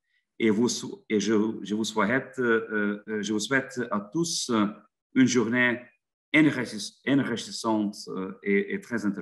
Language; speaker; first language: French; non-native, fluent; Lithuanian